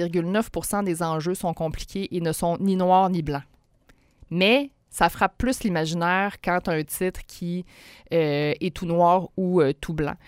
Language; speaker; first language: French; native; French